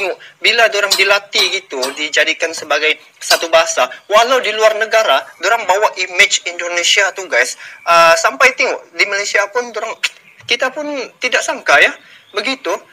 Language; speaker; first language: Malay; native; Malay